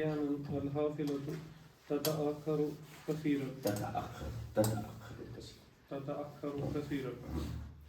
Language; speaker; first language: Arabic; non-native, learner; Urdu